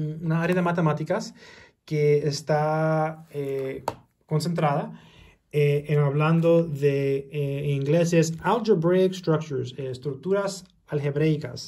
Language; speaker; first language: Spanish; early bilingual, heritage; Spanish